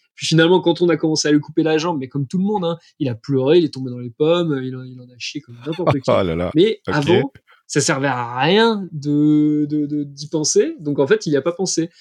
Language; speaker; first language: French; native; French